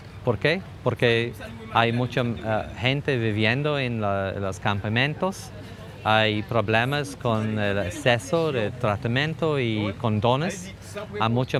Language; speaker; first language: Spanish; non-native, fluent; English